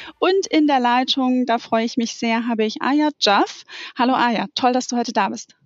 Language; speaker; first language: German; native; German